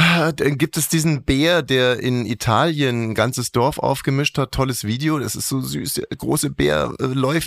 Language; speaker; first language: German; native; German